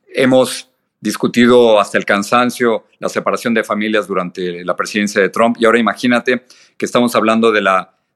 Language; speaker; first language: Spanish; native; Spanish